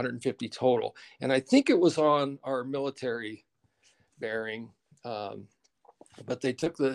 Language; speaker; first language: English; native; English